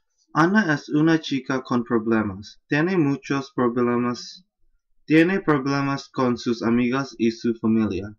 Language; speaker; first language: Spanish; non-native, learner; English